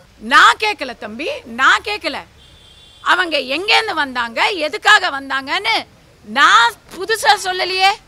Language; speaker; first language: Tamil; native; Tamil